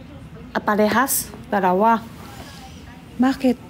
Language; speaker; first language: Filipino; non-native, learner; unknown